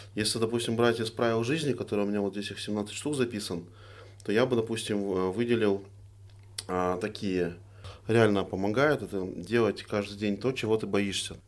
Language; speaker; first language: Russian; native; Russian